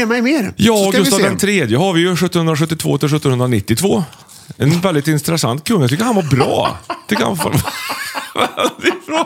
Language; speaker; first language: Swedish; native; Swedish